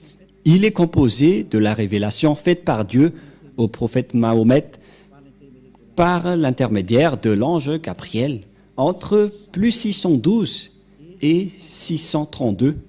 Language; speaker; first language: French; non-native, local second language; Malagasy